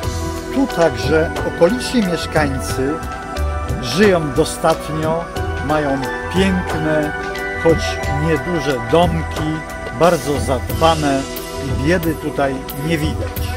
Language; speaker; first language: Polish; native; Polish